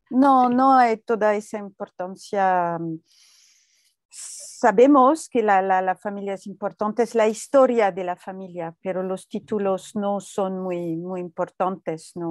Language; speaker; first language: Spanish; non-native, fluent; French